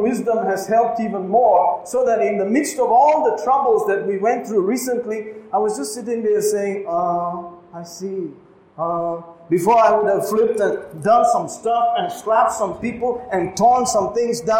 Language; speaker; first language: English; non-native, local second language; Malayalam